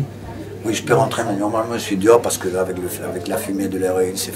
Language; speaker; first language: French; non-native, learner; Spanish